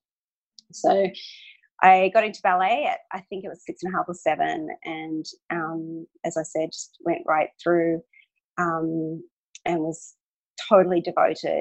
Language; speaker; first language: English; non-native, local second language; Hungarian